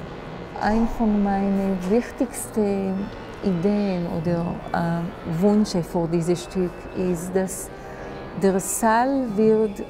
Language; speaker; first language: German; non-native, fluent; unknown